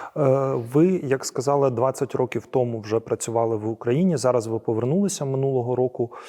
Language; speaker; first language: Ukrainian; native; Ukrainian